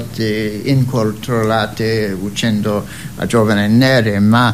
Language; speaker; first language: Italian; non-native, fluent; English